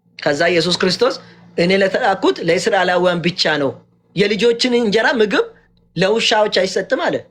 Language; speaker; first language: Amharic; non-native, local second language; Oromo